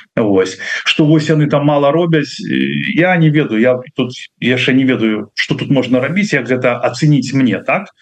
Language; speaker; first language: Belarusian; non-native, local second language; Russian